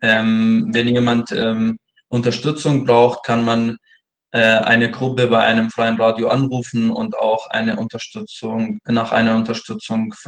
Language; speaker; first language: German; non-native, fluent; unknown